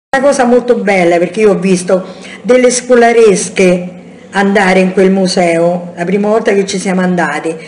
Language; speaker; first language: Italian; native; Italian